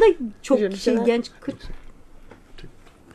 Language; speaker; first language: Turkish; native; Turkish